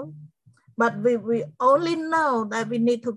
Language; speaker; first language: English; non-native, fluent; Khmer